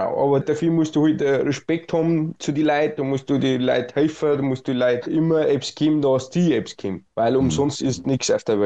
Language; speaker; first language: German; non-native, fluent; Arabic